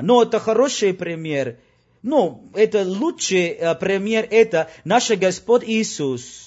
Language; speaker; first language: Russian; non-native, learner; Spanish